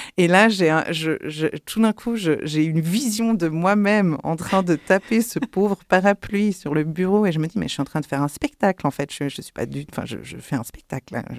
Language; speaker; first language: French; non-native, local second language; German